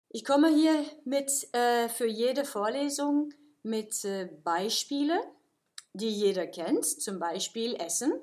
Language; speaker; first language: German; non-native, fluent; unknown